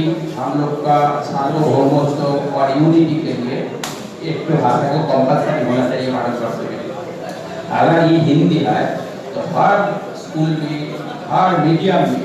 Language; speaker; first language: Hindi; non-native, local second language; Bangla